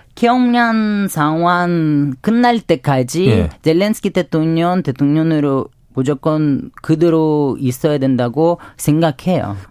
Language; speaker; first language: Korean; non-native, fluent; Ukrainian